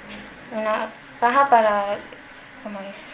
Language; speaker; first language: Spanish; non-native, learner; Filipino